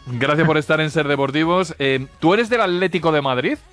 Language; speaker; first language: Spanish; native; Spanish